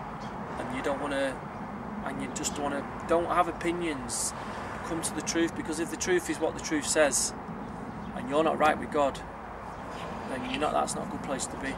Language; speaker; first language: English; native; English